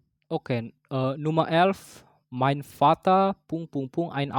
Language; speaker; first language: German; non-native, learner; Indonesian